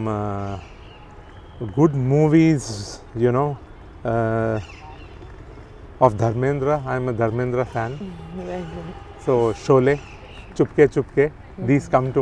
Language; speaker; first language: English; non-native, local second language; Tamil